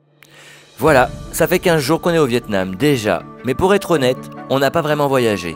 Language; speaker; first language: French; native; French